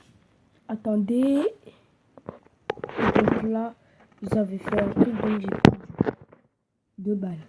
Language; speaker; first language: French; native; French